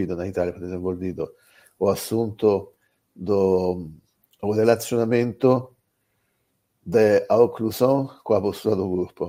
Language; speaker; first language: Portuguese; non-native, learner; Italian